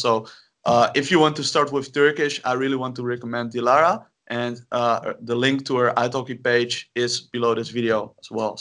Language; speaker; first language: English; non-native, fluent; Dutch